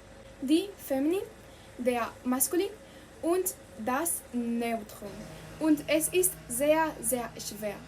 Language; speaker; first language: German; non-native, learner; Spanish